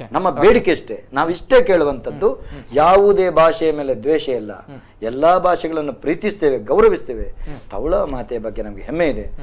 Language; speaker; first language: Kannada; non-native, local second language; Tulu